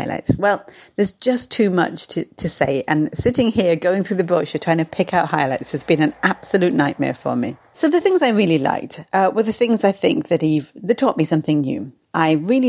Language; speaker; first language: English; native; English